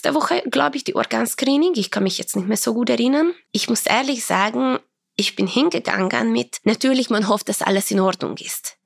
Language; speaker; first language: German; non-native, fluent; Croatian